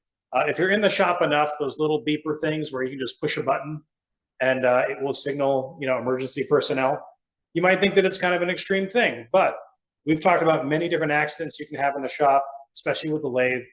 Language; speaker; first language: English; native; English